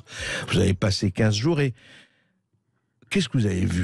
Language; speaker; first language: French; native; French